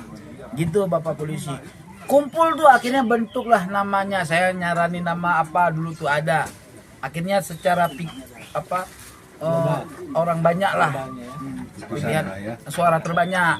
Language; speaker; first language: Indonesian; native; Indonesian